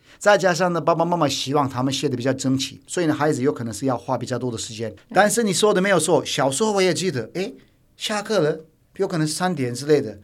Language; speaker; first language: Chinese; non-native, fluent; Turkish